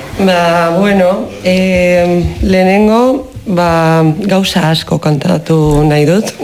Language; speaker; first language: Basque; non-native, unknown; Russian